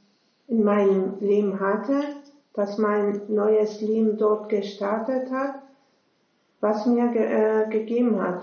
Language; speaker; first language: German; non-native, fluent; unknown